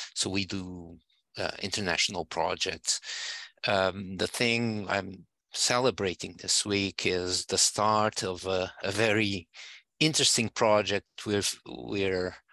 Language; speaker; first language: English; non-native, fluent; Portuguese